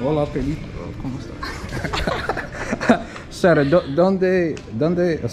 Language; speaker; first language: Spanish; non-native, learner; English